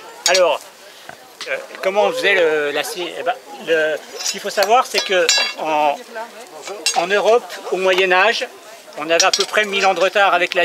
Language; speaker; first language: French; native; French